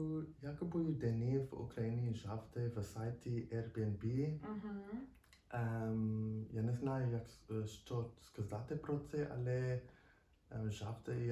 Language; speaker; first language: Ukrainian; non-native, learner; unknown